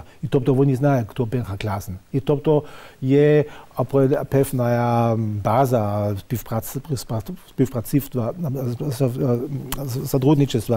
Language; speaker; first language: Ukrainian; non-native, fluent; German